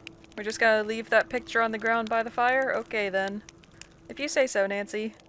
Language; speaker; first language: English; native; English